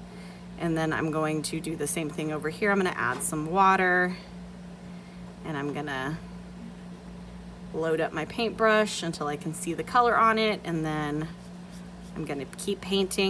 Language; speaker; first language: English; native; English